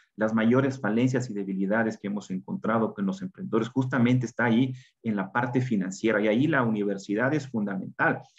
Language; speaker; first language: Spanish; native; Spanish